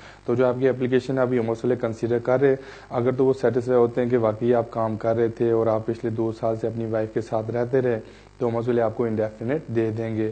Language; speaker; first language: Urdu; native; Urdu